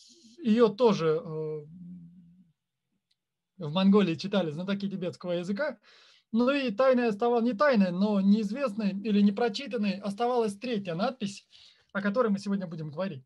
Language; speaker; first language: Russian; native; Russian